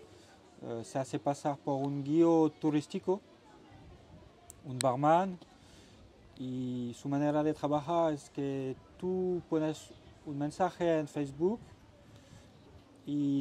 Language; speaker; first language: Spanish; non-native, learner; French